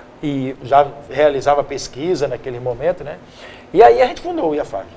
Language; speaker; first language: Portuguese; native; Portuguese